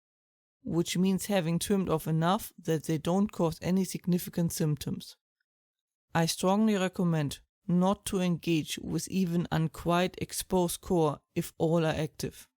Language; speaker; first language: English; non-native, fluent; German